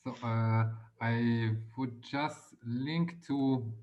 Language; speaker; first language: English; non-native, fluent; Hungarian